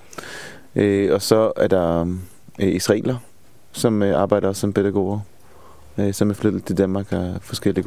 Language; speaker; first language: Danish; non-native, fluent; Hebrew